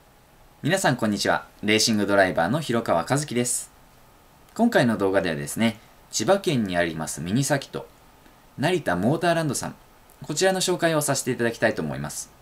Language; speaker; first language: Japanese; native; Japanese